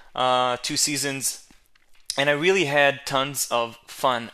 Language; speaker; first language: English; non-native, fluent; Hebrew